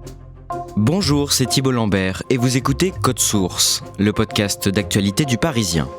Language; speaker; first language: French; native; French